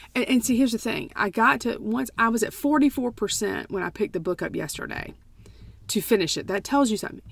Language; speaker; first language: English; native; English